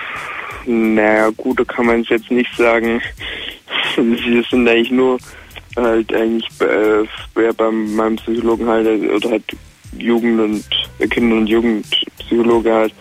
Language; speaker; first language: German; native; German